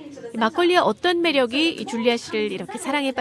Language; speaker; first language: Korean; native; Korean